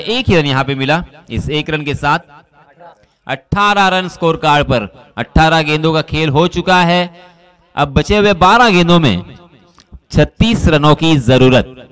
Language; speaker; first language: Hindi; non-native, local second language; Marathi